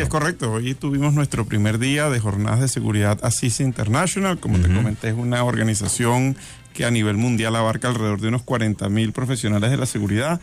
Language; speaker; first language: Spanish; native; Spanish